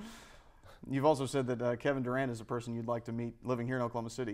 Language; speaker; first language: English; native; English